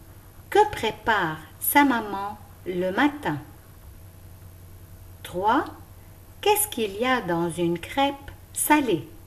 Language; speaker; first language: French; non-native, local second language; Arabic